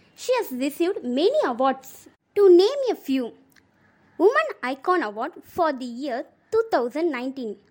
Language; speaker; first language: English; non-native, local second language; Tamil